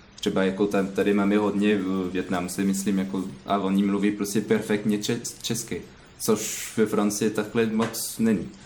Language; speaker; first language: Czech; non-native, learner; French